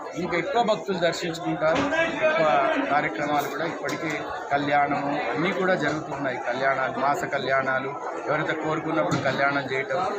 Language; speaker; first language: Telugu; native; Telugu